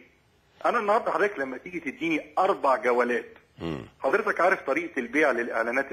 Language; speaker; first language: Arabic; native; Arabic